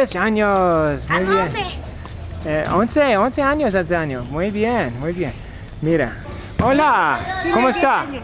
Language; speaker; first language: Spanish; non-native, learner; English